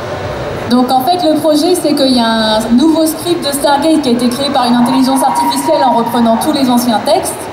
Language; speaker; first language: French; native; French